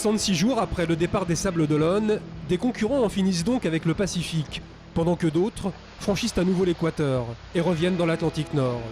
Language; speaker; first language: French; native; French